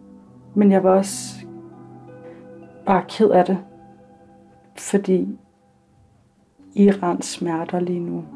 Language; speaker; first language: Danish; early bilingual, other home language; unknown